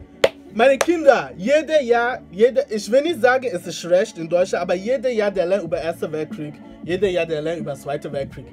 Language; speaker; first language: German; non-native, learner; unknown